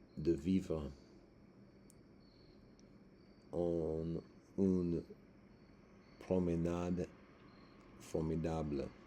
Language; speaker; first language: French; non-native, learner; English